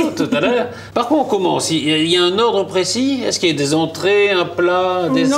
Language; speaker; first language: French; native; French